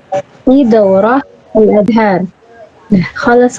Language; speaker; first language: Arabic; non-native, learner; Indonesian